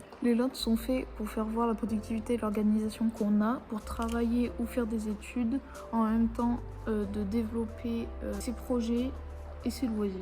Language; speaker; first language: French; native; French